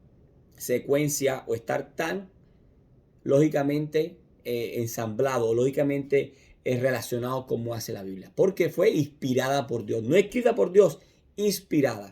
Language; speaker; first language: Spanish; native; Spanish